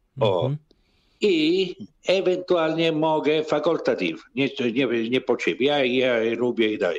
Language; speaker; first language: Polish; non-native, learner; Italian